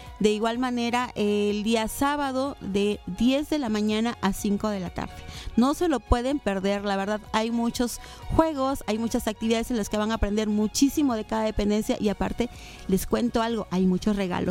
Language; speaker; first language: Spanish; native; Spanish